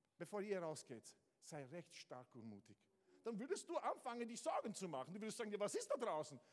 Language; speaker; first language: German; non-native, fluent; Italian